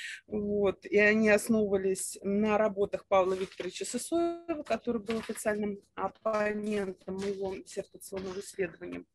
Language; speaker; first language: Russian; native; Russian